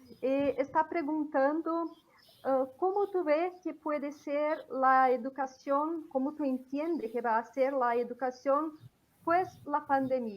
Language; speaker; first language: Spanish; non-native, fluent; Portuguese